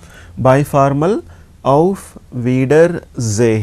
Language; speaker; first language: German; non-native, learner; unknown